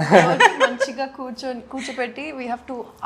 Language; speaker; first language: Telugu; non-native, local second language; Urdu